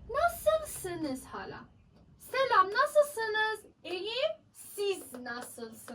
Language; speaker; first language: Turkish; non-native, learner; Persian